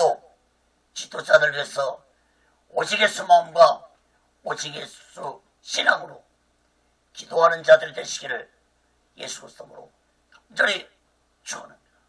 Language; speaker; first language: Korean; native; Korean